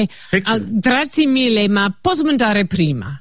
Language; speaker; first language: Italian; non-native, learner; English